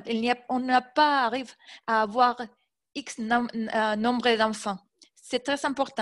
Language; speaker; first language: French; non-native, fluent; Spanish